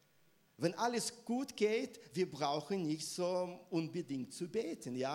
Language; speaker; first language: German; non-native, fluent; Russian